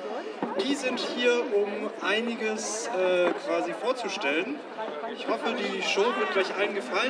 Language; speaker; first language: German; native; German